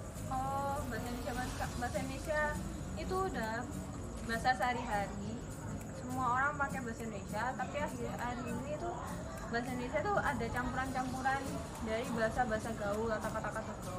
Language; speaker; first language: Indonesian; non-native, local second language; Javanese